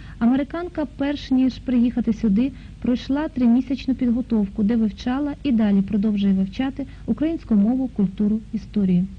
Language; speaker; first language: Ukrainian; native; Ukrainian